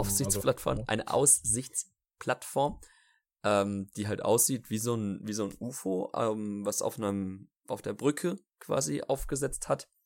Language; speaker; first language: German; native; German